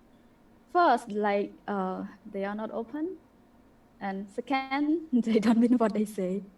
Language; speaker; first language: English; non-native, learner; Khmer